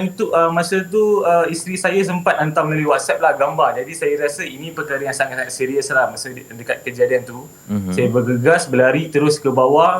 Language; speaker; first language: Malay; native; Malay